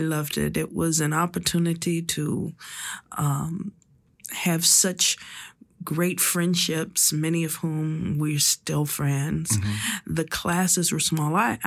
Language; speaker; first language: English; native; English